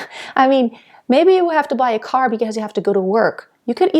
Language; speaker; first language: English; non-native, fluent; German